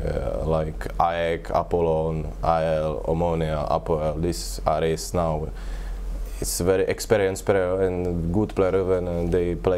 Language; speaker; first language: English; non-native, learner; Czech